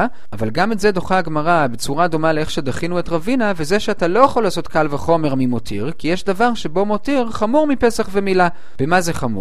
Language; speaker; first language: Hebrew; native; Hebrew